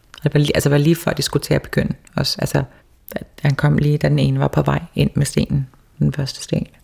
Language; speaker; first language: Danish; early bilingual, other home language; Faroese